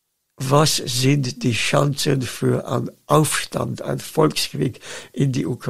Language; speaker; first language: German; non-native, fluent; Dutch